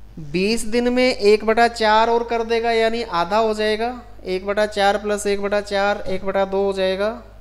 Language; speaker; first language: Hindi; non-native, local second language; Punjabi